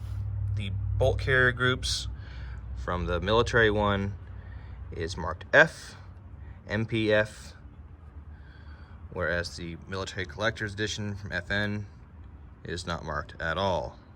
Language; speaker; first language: English; native; English